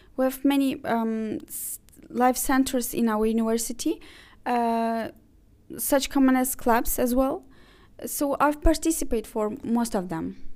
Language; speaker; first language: English; non-native, fluent; Azerbaijani